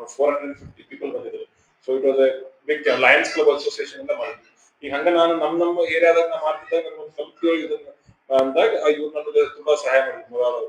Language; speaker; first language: Kannada; native; Kannada